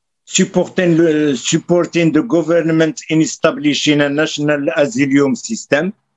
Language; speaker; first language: English; non-native, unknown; Arabic